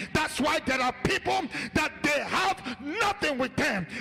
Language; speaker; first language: English; non-native, local second language; Yoruba